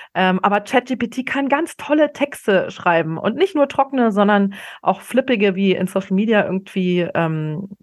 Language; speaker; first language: German; native; German